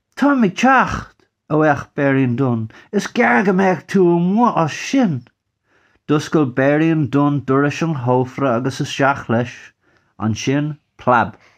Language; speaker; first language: Irish; non-native, local second language; English